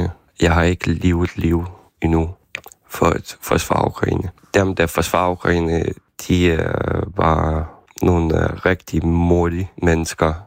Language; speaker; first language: Danish; non-native, fluent; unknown